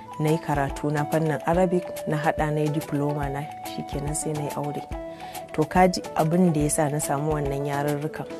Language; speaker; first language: Hausa; non-native, local second language; Fula